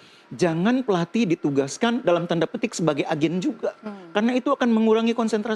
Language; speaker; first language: Indonesian; native; Indonesian